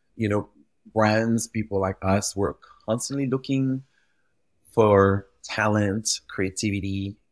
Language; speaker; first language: English; early bilingual, other home language; French